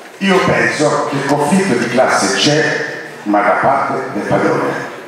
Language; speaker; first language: Italian; non-native, fluent; Arabic